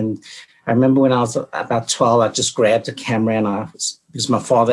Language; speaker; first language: English; native; English